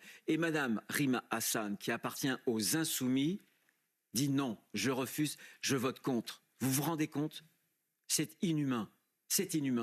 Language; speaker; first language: French; native; French